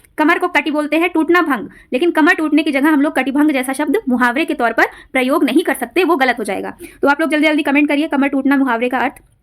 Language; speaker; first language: Hindi; native; Hindi